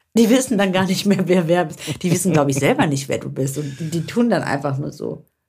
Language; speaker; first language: German; early bilingual, other home language; Greek